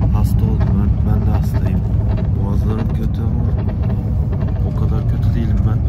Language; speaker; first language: Turkish; native; Turkish